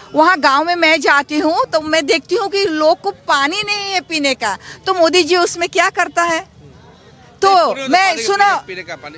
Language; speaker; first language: Hindi; early bilingual, heritage; Caribbean Hindustani